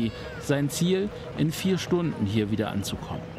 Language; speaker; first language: German; native; German